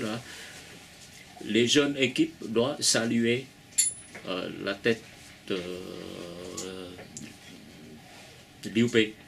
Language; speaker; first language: French; non-native, fluent; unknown